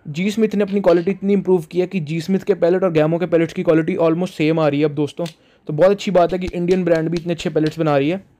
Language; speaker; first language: Hindi; non-native, local second language; Punjabi